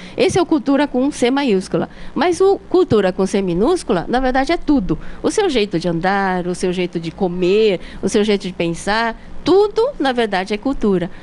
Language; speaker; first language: Portuguese; native; Portuguese